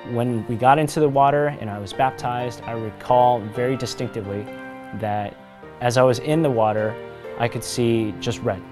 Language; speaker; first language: English; native; English